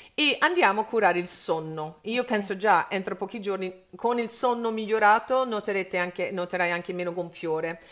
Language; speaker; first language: Italian; non-native, fluent; English